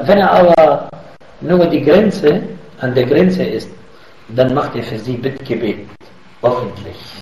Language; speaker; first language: German; non-native, fluent; Arabic